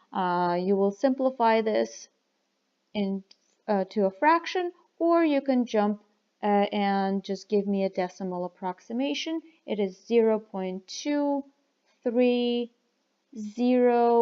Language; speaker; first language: English; non-native, fluent; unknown